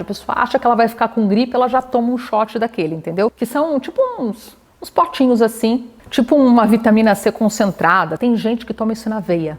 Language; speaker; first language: Portuguese; native; Portuguese